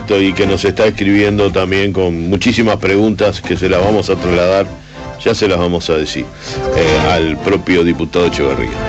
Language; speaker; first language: Spanish; native; Spanish